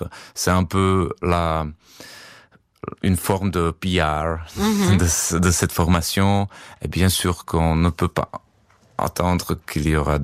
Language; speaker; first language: French; non-native, fluent; Czech